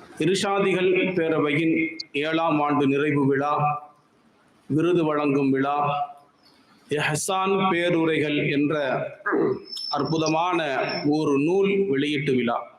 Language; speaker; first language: Tamil; native; Tamil